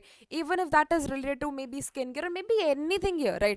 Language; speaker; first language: English; non-native, local second language; Hindi